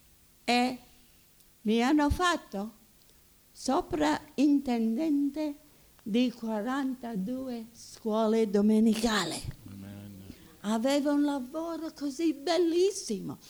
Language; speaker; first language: Italian; early bilingual, heritage; Italian